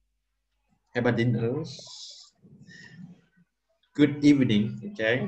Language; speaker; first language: English; non-native, learner; Vietnamese